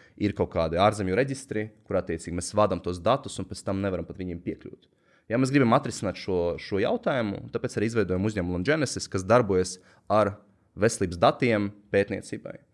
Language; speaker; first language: Latvian; native; Latvian